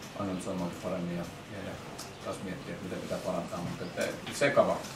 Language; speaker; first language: Finnish; native; Finnish